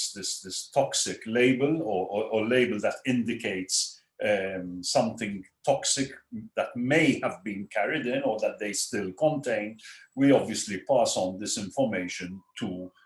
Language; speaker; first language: English; non-native, local second language; Maltese